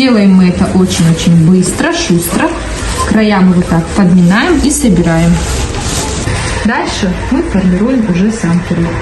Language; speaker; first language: Russian; native; Russian